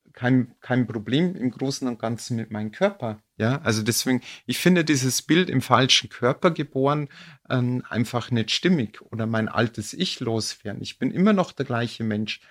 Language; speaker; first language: German; native; German